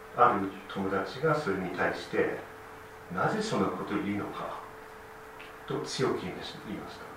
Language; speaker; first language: Japanese; non-native, fluent; English